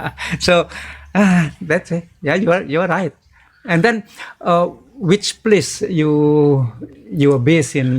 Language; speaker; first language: English; non-native, learner; Indonesian